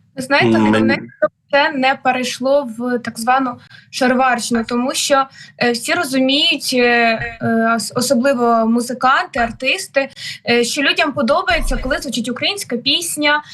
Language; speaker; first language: Ukrainian; native; Ukrainian